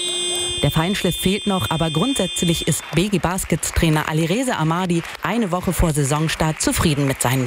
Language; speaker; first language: German; native; German